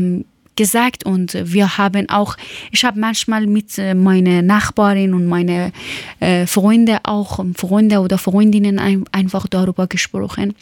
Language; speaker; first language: German; non-native, learner; Persian